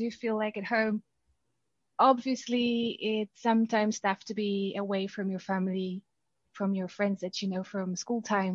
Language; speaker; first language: English; non-native, fluent; Polish